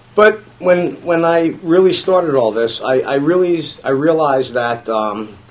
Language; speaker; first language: English; native; English